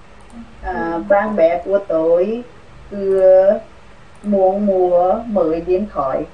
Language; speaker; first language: Vietnamese; non-native, learner; Khmer